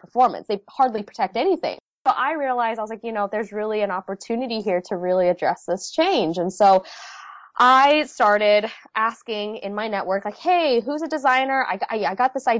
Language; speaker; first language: English; early bilingual, other home language; Vietnamese